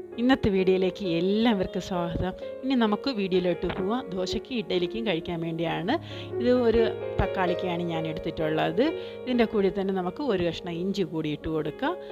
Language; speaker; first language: Malayalam; native; Malayalam